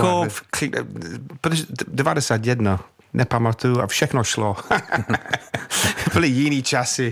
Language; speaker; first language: Czech; non-native, fluent; English